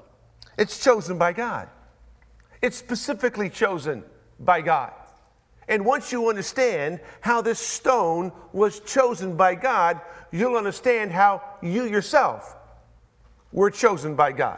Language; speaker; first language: English; native; English